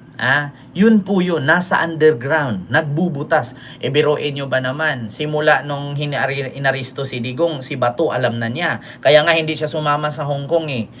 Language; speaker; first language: Filipino; non-native, local second language; Cebuano